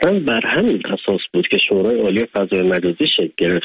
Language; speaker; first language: Persian; native; Persian